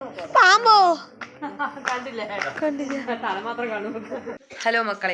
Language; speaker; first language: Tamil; non-native, local second language; Malayalam